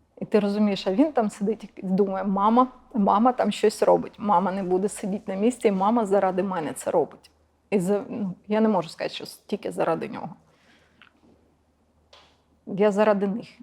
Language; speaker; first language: Ukrainian; non-native, local second language; Russian